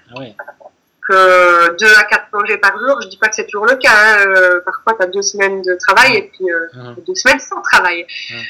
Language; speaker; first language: French; native; French